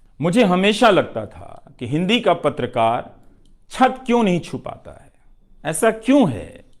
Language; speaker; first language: Hindi; non-native, local second language; Bhojpuri